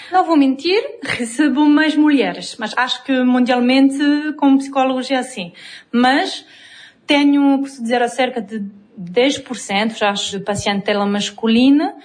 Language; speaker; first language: Portuguese; non-native, fluent; French